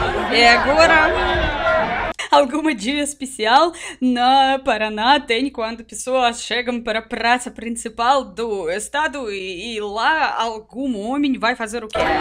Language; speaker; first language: Portuguese; non-native, learner; Russian